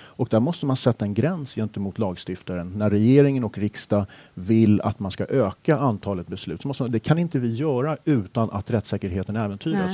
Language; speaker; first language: Swedish; native; Swedish